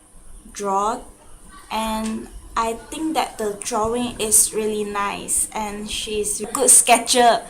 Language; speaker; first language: English; non-native, local second language; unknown